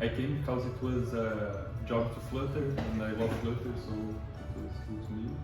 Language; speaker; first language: English; non-native, learner; Portuguese